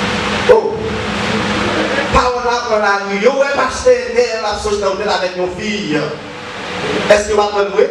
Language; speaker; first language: French; non-native, learner; Haitian Creole